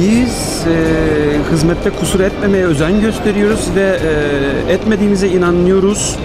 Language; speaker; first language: Turkish; early bilingual, heritage; Turkish